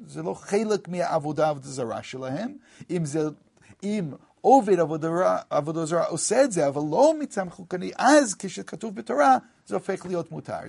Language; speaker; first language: Hebrew; non-native, fluent; English